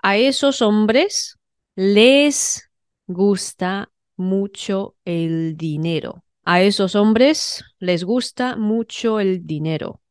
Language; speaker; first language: Spanish; non-native, fluent; Chinese